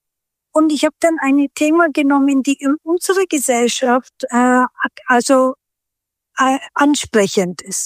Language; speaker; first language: German; non-native, fluent; Turkish